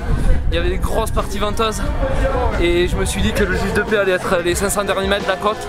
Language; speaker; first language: French; native; French